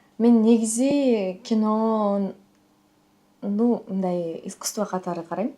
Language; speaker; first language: Kyrgyz; native; Kyrgyz